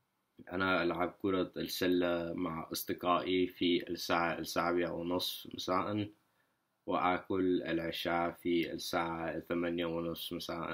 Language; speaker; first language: Arabic; non-native, learner; English